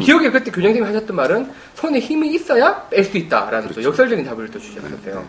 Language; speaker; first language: Korean; native; Korean